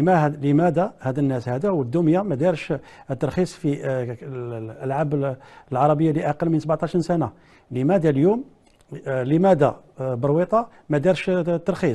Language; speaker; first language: Arabic; native; Arabic